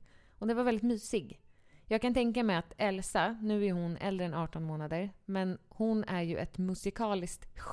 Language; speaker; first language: Swedish; native; Swedish